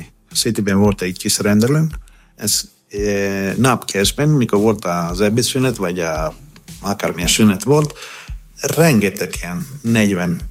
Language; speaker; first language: Hungarian; non-native, learner; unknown